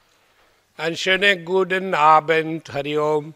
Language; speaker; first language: German; non-native, learner; Hindi